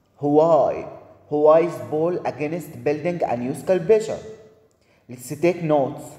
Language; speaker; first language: English; non-native, learner; Arabic